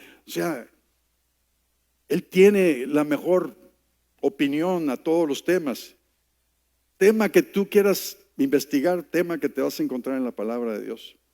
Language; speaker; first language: Spanish; native; Spanish